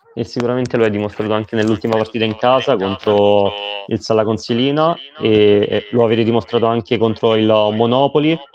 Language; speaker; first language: Italian; native; Italian